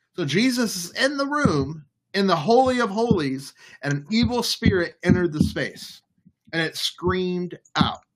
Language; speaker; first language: English; native; English